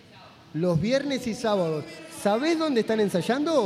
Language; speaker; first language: Spanish; native; Spanish